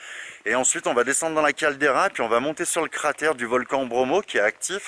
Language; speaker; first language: French; native; French